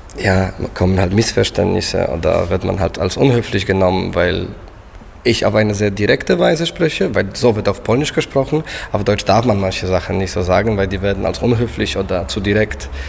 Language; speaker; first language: German; non-native, fluent; Polish